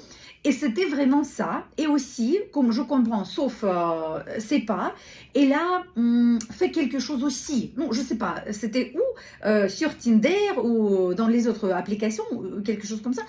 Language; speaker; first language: French; non-native, learner; Russian